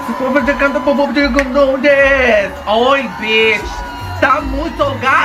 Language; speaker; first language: Portuguese; non-native, learner; Spanish